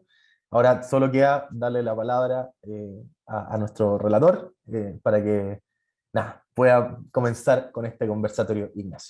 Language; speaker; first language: Spanish; native; Spanish